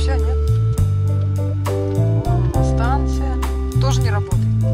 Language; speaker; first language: Russian; native; Russian